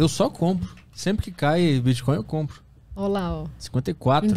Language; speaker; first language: Portuguese; native; Portuguese